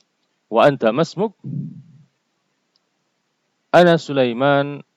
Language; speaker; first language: Arabic; non-native, fluent; Indonesian